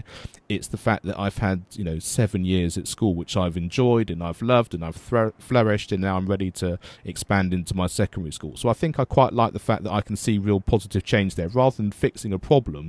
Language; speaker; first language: English; native; English